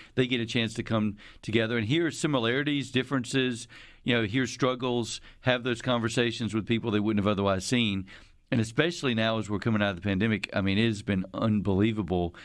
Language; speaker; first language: English; native; English